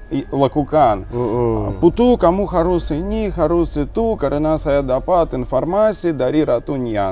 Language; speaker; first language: Indonesian; non-native, learner; Russian